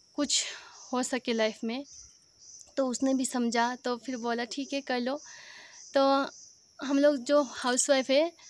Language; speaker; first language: Hindi; non-native, local second language; Assamese